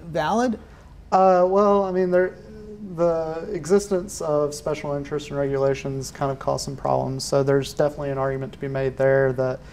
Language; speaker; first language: English; native; English